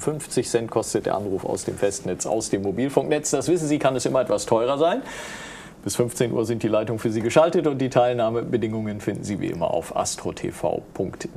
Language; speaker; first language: German; native; German